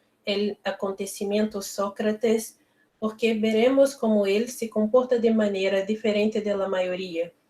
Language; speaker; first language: Spanish; non-native, learner; Portuguese